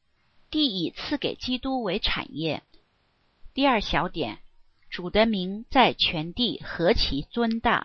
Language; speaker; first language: Chinese; native; Chinese